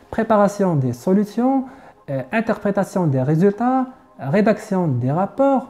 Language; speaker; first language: French; non-native, local second language; Arabic